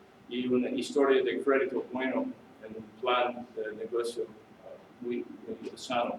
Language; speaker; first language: Spanish; non-native, learner; English